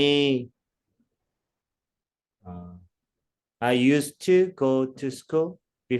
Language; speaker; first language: English; non-native, learner; Korean